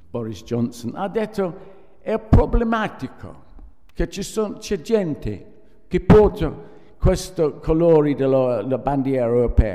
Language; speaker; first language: Italian; non-native, fluent; English